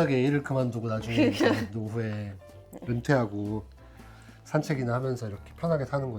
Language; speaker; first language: Korean; native; Korean